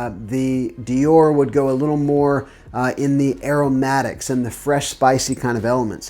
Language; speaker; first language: English; native; English